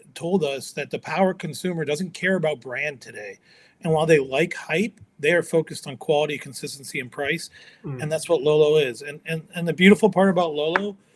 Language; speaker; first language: English; native; English